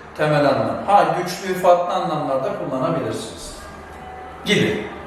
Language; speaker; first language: Turkish; native; Turkish